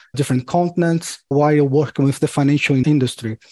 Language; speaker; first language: English; non-native, fluent; Portuguese